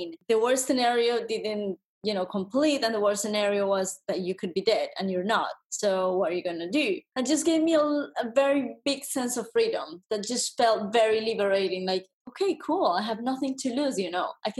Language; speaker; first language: English; non-native, fluent; Spanish